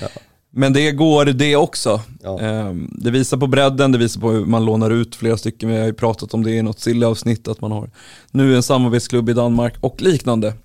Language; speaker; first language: Swedish; native; Swedish